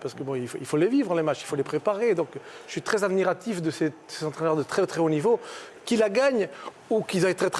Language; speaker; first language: French; native; French